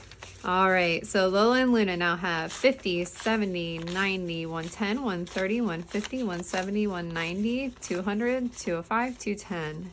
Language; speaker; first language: English; native; English